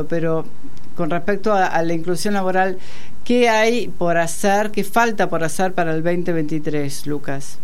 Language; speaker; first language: Spanish; native; Spanish